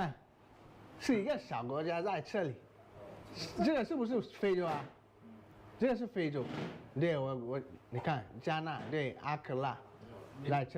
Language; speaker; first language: Chinese; non-native, fluent; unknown